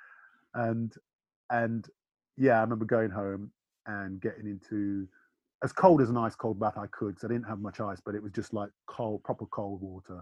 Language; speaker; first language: English; native; English